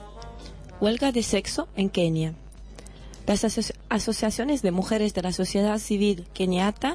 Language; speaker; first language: Spanish; native; Spanish